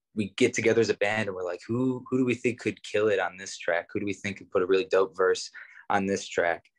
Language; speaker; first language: English; native; English